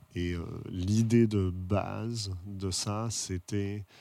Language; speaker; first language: French; native; French